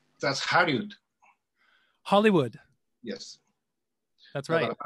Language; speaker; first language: English; non-native, learner; Japanese